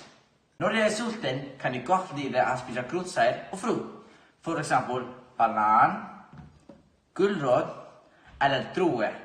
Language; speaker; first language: Danish; non-native, learner; Icelandic